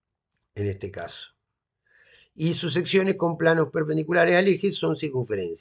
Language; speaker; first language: Spanish; native; Spanish